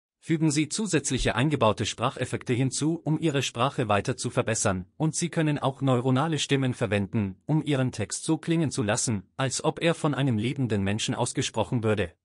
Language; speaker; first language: German; non-native, learner; Spanish